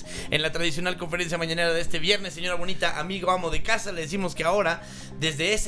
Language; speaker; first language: Spanish; native; Spanish